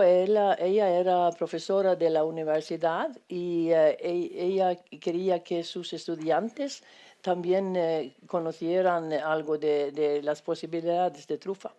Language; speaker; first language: Spanish; non-native, fluent; Swedish